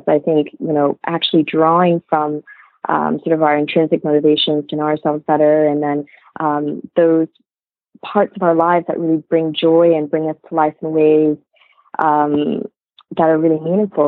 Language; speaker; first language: English; native; English